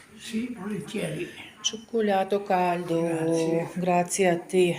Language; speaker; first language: Italian; non-native, learner; Ukrainian